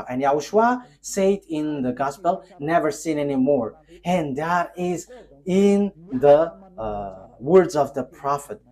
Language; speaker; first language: English; non-native, fluent; Malagasy